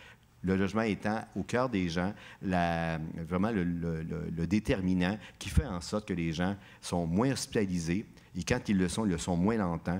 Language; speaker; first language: French; native; French